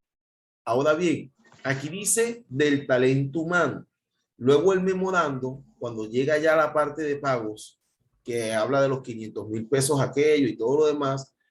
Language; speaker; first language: Spanish; native; Spanish